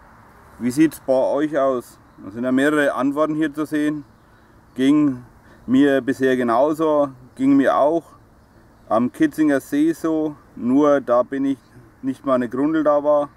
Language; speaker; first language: German; native; German